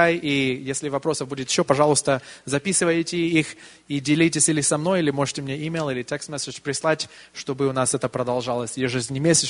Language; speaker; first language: Russian; early bilingual, heritage; Russian